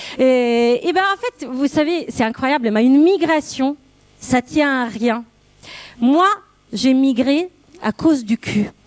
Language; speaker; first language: French; non-native, fluent; Italian